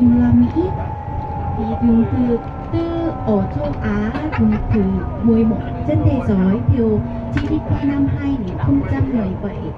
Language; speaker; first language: Vietnamese; non-native, learner; Korean